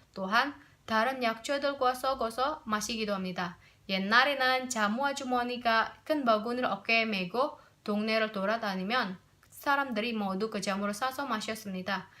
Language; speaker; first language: Korean; non-native, learner; Indonesian